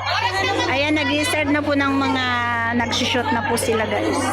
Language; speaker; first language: Filipino; native; Filipino